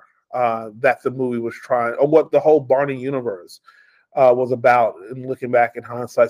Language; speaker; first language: English; native; English